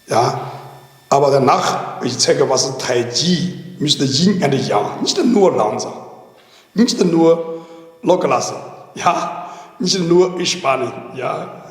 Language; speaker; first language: German; non-native, learner; Chinese